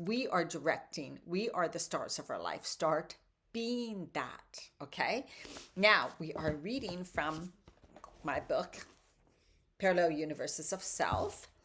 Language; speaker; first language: English; native; English